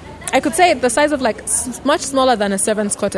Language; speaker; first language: English; non-native, local second language; Bemba